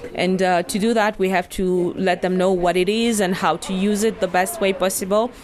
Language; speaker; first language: English; non-native, fluent; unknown